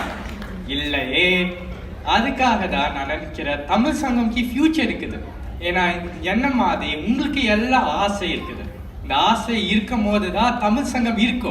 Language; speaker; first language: Tamil; early bilingual, heritage; Tamil